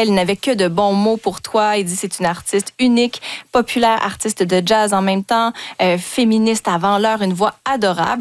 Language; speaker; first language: French; native; French